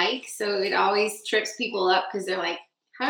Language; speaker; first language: English; native; English